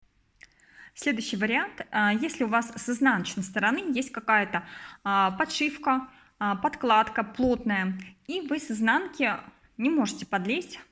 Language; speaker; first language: Russian; native; Russian